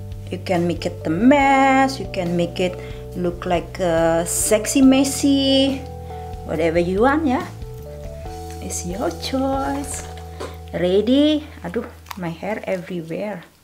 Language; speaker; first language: English; non-native, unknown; Indonesian